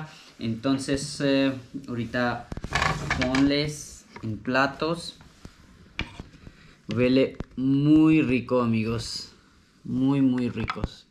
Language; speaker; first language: Spanish; non-native, learner; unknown